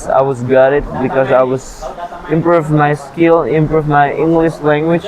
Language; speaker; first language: English; non-native, learner; Indonesian